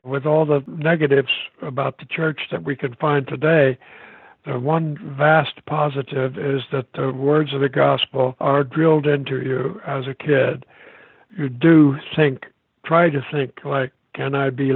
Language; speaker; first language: English; native; English